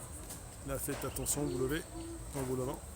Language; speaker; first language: French; native; French